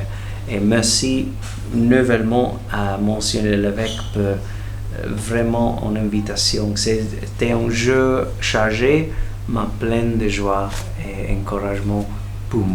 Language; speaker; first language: French; non-native, fluent; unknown